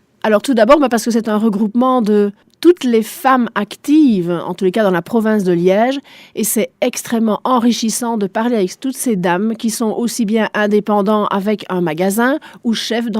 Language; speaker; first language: French; non-native, local second language; German